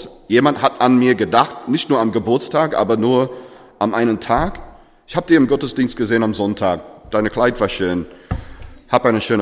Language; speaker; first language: German; non-native, fluent; English